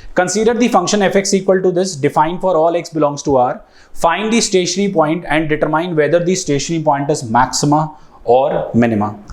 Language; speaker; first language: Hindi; native; Hindi